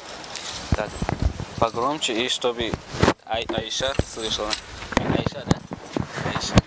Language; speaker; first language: Russian; non-native, local second language; Tajik